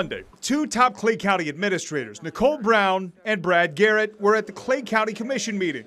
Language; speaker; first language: English; native; English